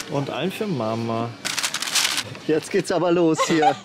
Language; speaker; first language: German; native; German